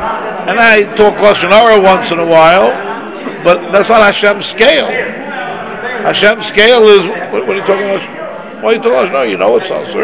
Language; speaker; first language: English; native; English